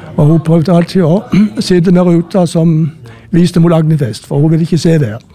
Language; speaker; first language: Norwegian; native; Norwegian